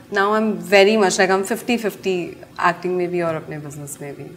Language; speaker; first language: English; non-native, local second language; Hindi